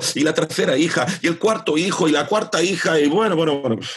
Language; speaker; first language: Spanish; native; Spanish